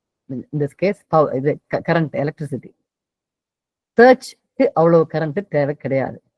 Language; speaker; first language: Tamil; native; Tamil